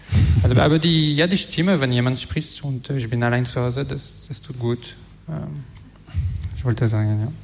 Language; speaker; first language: German; non-native, learner; French